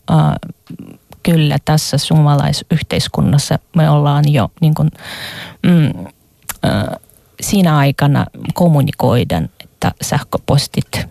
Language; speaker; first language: Finnish; non-native, fluent; Russian